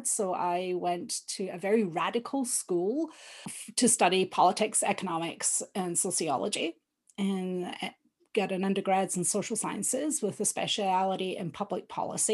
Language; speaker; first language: English; native; English